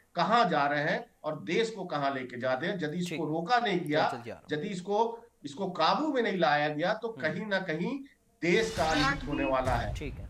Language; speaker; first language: Hindi; native; Hindi